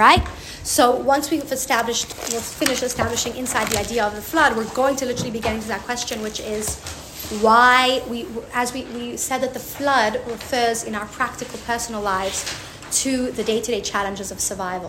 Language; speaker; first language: English; native; English